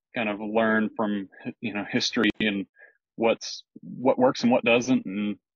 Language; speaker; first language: English; native; English